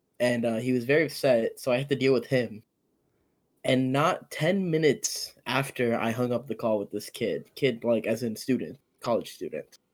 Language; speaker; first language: English; early bilingual, other home language; Amharic